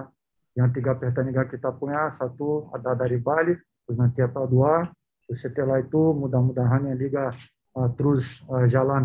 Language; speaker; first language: Indonesian; non-native, learner; Portuguese